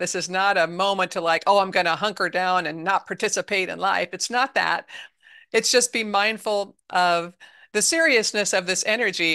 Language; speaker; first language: English; native; English